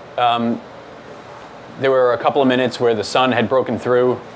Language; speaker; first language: English; native; English